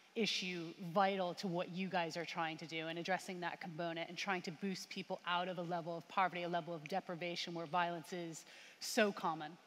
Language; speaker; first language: English; native; English